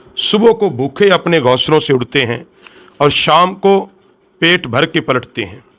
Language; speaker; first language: Urdu; non-native, local second language; Punjabi